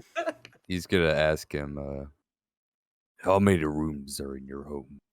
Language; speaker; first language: English; native; English